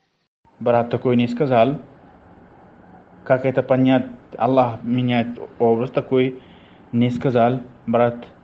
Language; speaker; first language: Russian; non-native, fluent; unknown